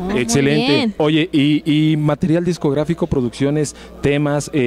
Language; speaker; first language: Spanish; native; Spanish